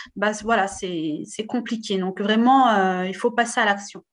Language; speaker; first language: French; native; French